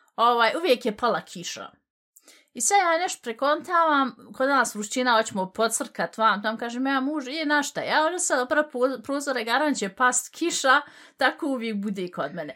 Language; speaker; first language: Bosnian; early bilingual, heritage; Bosnian